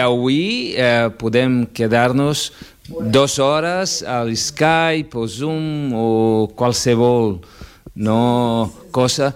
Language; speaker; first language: Catalan; non-native, fluent; Portuguese